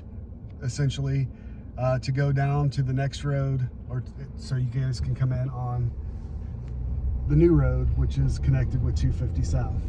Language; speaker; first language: English; native; English